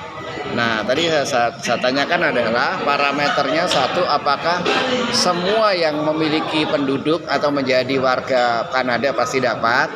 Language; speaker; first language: Indonesian; native; Indonesian